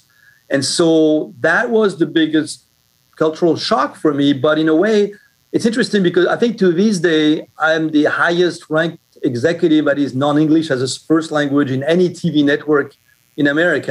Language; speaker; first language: English; non-native, fluent; French